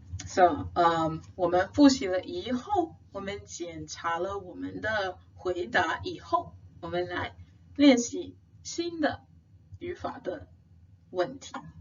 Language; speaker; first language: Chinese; non-native, fluent; English